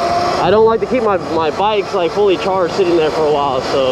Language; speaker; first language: English; native; English